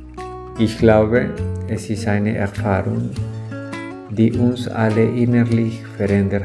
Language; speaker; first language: German; non-native, fluent; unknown